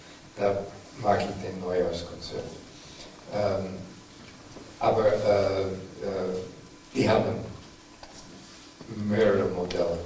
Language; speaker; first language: German; non-native, fluent; English